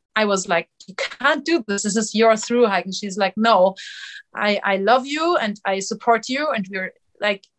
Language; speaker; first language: English; non-native, fluent; German